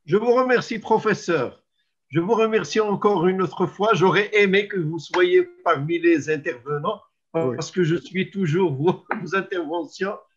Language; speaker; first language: French; non-native, local second language; Arabic